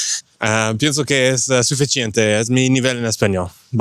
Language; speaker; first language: Spanish; non-native, fluent; English